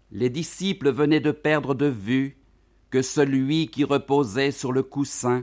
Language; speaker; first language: French; native; French